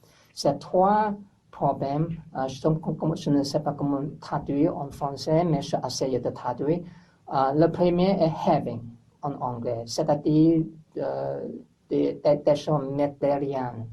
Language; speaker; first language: French; non-native, learner; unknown